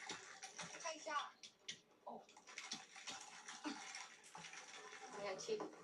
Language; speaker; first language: Chinese; non-native, learner; Korean